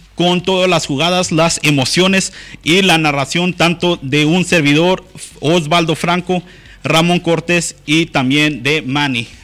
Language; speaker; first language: Spanish; early bilingual, heritage; Spanish